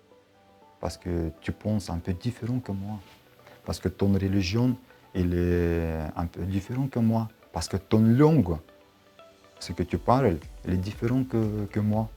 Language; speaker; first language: French; non-native, learner; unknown